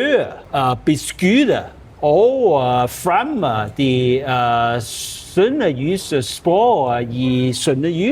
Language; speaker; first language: Danish; non-native, learner; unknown